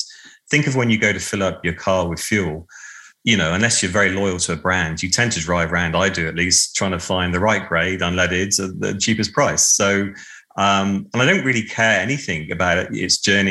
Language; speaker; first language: English; native; English